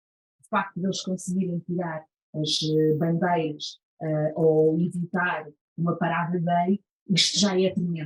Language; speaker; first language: Portuguese; native; Portuguese